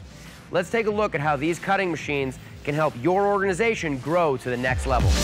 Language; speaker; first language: English; native; English